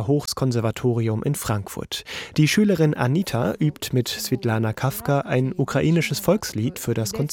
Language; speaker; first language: German; native; German